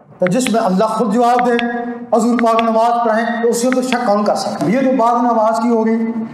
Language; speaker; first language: Urdu; non-native, local second language; Punjabi